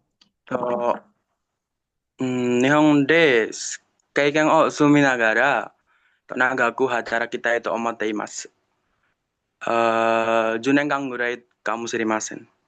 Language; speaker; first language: Japanese; non-native, learner; Indonesian